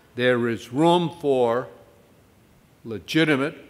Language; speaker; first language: English; native; English